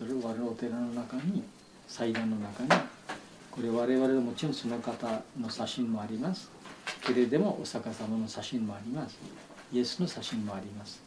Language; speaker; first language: Japanese; non-native, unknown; Bangla